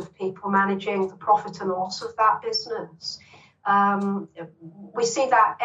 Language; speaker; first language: English; native; English